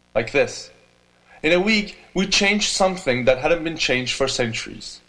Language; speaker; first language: English; non-native, fluent; Turkish